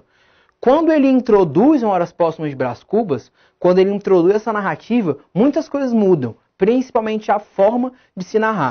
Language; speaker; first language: Portuguese; native; Portuguese